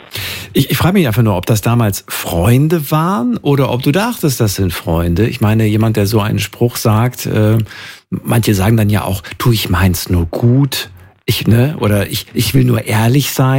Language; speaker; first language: German; native; German